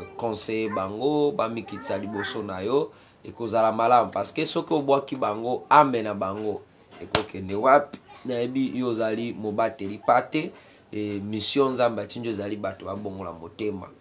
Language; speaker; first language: Lingala; native; Lingala